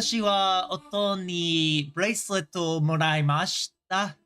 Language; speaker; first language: Japanese; non-native, learner; English